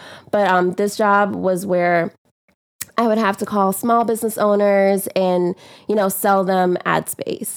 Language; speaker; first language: English; native; English